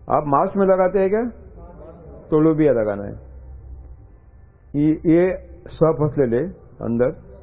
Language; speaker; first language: Hindi; non-native, local second language; Marathi